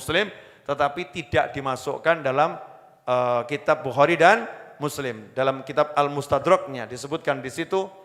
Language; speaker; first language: Indonesian; native; Indonesian